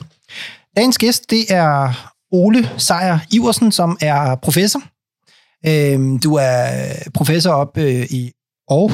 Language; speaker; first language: Danish; native; Danish